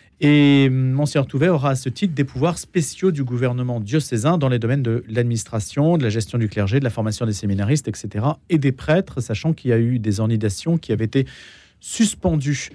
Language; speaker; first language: French; native; French